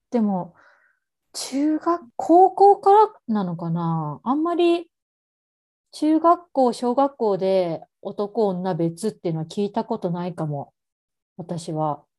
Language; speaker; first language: Japanese; native; Japanese